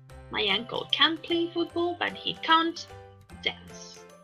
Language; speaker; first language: English; non-native, fluent; Spanish